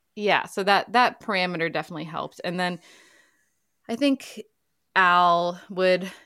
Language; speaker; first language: English; native; English